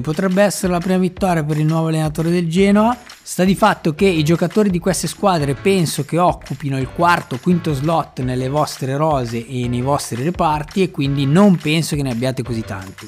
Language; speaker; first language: Italian; native; Italian